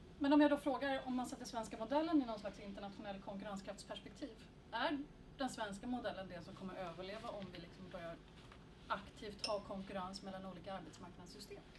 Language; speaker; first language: Swedish; native; Swedish